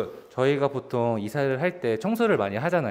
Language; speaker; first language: Korean; native; Korean